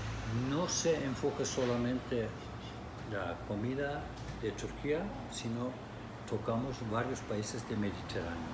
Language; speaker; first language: Spanish; non-native, fluent; Turkish